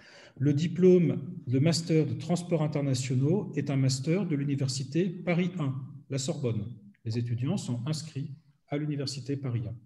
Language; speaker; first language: French; native; French